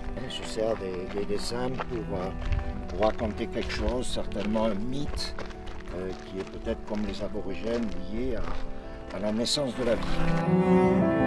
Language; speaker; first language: French; native; French